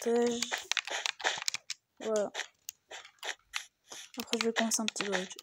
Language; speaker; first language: French; native; French